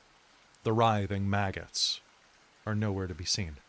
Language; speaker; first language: English; native; English